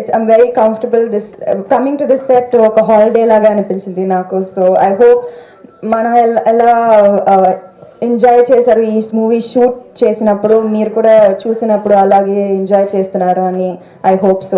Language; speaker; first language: Telugu; non-native, fluent; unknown